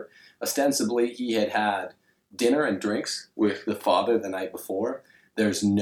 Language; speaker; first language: English; native; English